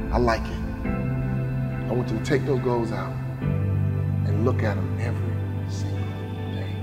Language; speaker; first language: English; native; English